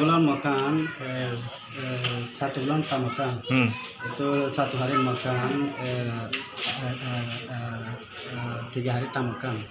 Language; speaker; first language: Indonesian; non-native, learner; Rohingya